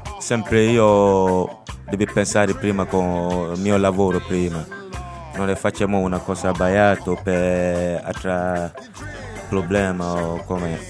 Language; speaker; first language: Italian; non-native, learner; Akan